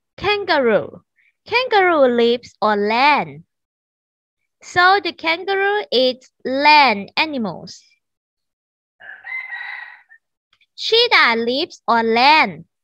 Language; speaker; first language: English; non-native, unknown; Thai